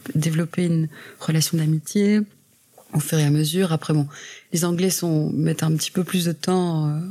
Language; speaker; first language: French; native; French